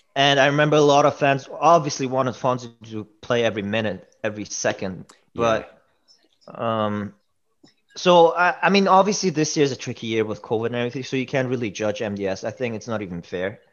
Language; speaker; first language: English; early bilingual, other home language; German